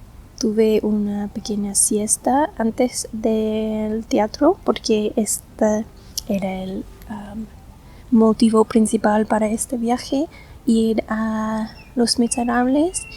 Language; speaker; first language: Spanish; non-native, fluent; English